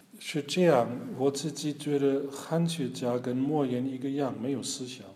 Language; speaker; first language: Chinese; non-native, fluent; German